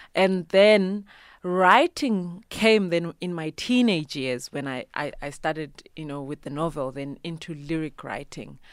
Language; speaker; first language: English; non-native, local second language; North Ndebele